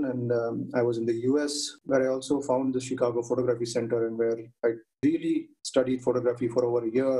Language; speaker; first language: English; non-native, local second language; Tamil